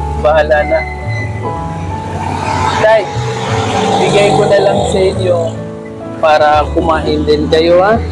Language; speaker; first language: Filipino; non-native, learner; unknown